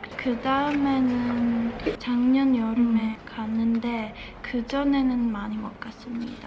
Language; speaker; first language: Korean; early bilingual, heritage; Czech